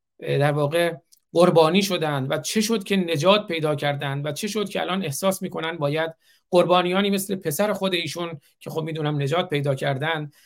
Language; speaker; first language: Persian; native; Persian